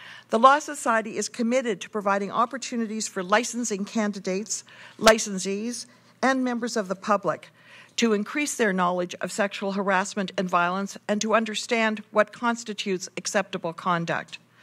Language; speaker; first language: English; native; English